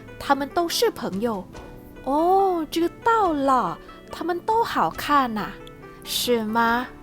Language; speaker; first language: Chinese; non-native, fluent; Thai